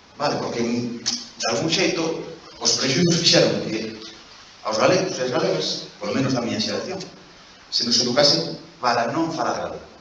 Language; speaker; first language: Galician; non-native, local second language; Spanish